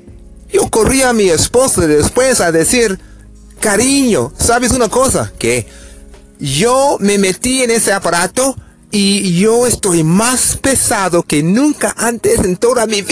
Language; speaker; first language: Spanish; non-native, fluent; English